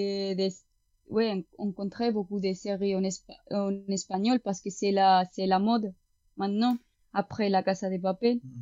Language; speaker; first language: French; non-native, fluent; Spanish